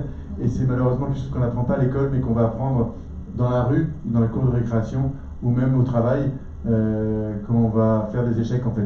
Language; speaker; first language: French; native; French